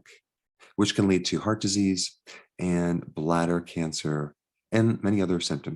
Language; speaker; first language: English; native; English